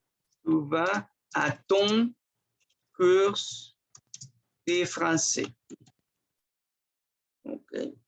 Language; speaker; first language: French; non-native, fluent; Spanish